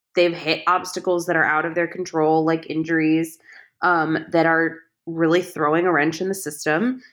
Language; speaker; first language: English; native; English